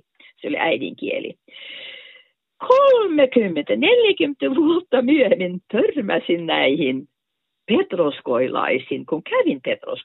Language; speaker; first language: Finnish; non-native, fluent; Norwegian